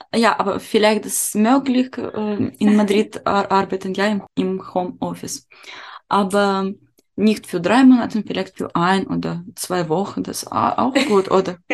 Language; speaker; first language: German; non-native, learner; Ukrainian